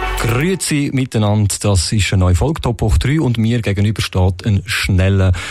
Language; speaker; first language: German; native; German